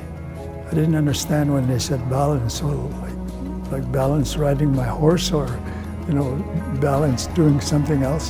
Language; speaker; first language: English; non-native, fluent; Cree